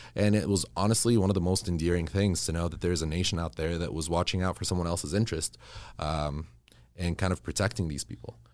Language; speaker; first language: English; early bilingual, other home language; Arabic